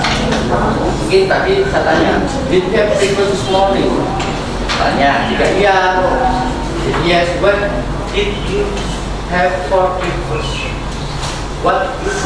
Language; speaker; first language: English; non-native, learner; Indonesian